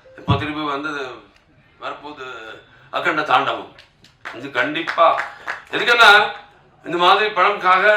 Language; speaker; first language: Tamil; non-native, local second language; Telugu